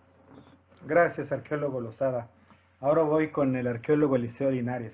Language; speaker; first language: Spanish; native; Spanish